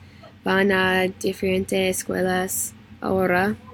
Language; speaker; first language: Spanish; non-native, learner; English